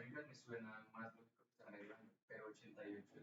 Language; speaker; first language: Spanish; native; Spanish